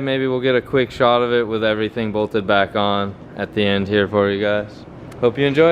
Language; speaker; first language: English; native; English